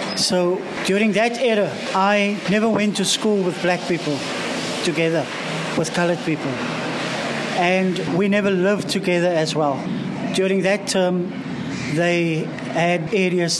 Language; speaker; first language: English; non-native, local second language; Afrikaans